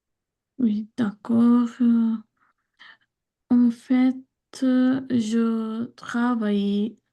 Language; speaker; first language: French; non-native, learner; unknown